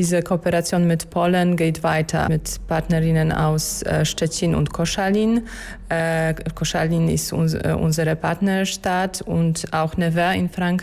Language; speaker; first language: German; non-native, fluent; Polish